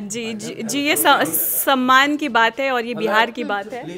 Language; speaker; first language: Hindi; native; Hindi